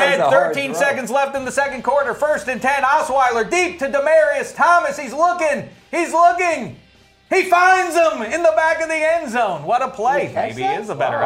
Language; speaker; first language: English; native; English